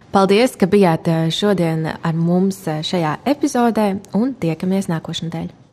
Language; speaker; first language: Latvian; native; Latvian